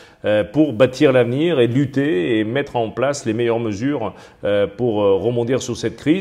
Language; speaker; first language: French; native; French